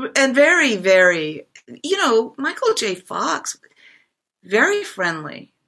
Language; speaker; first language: English; non-native, fluent; Japanese